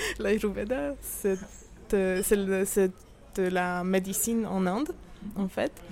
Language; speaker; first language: French; non-native, fluent; Polish